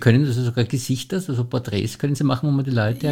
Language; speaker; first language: German; native; German